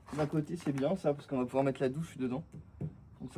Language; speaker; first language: French; native; French